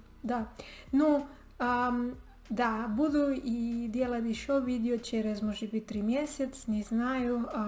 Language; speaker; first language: Russian; non-native, learner; Spanish